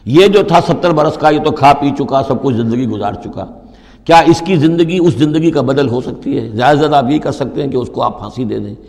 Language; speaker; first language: Urdu; native; Urdu